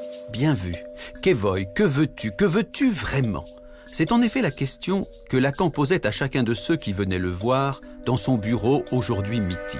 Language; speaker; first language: French; native; French